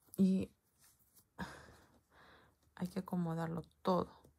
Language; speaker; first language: Spanish; native; Spanish